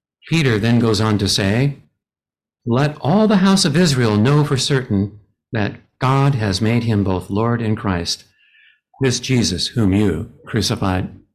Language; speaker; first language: English; native; English